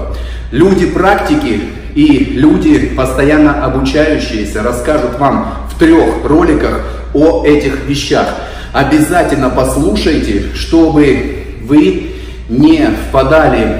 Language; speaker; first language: Russian; native; Russian